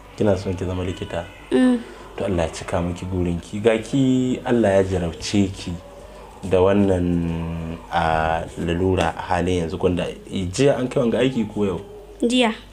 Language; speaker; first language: Hausa; native; Hausa